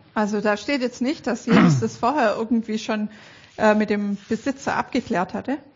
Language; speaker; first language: German; native; German